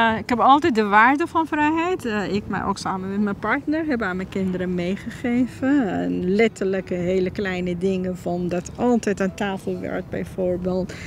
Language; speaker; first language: Dutch; non-native, fluent; Persian